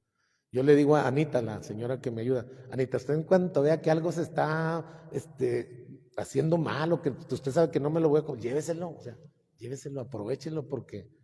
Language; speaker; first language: Spanish; native; Spanish